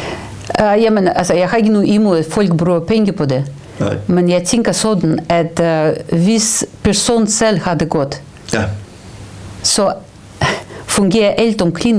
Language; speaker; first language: Danish; non-native, fluent; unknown